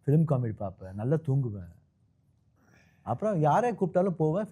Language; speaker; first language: Tamil; non-native, local second language; Kannada